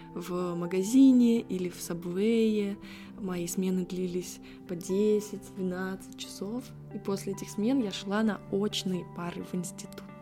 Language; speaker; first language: Russian; native; Russian